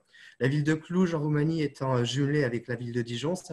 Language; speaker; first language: French; native; French